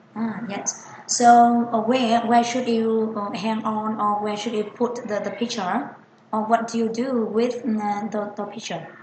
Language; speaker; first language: English; non-native, fluent; Vietnamese